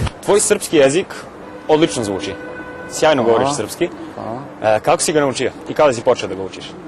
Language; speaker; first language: Serbian; native; Serbian